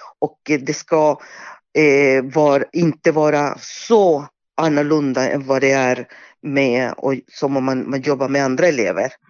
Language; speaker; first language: Swedish; non-native, fluent; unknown